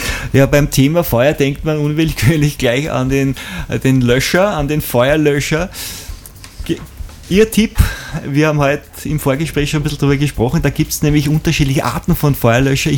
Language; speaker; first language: German; native; German